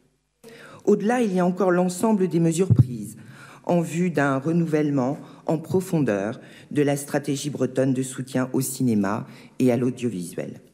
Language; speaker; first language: French; native; French